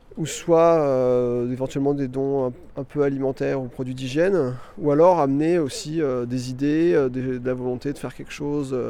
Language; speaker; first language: French; native; French